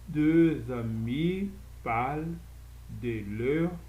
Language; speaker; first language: French; non-native, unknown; Portuguese